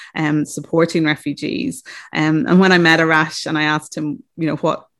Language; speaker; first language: English; native; English